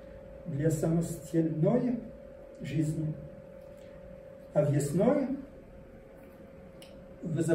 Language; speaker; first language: Russian; non-native, learner; French